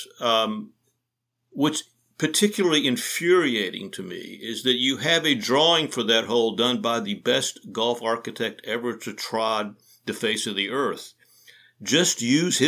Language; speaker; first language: English; native; English